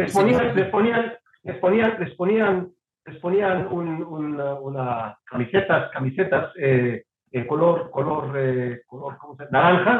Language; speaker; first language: Spanish; non-native, fluent; Hebrew